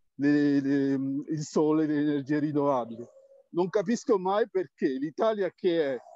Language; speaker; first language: Italian; early bilingual, other home language; French